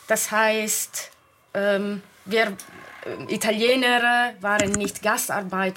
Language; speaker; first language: German; non-native, fluent; Italian